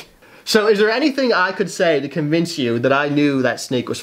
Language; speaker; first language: English; native; English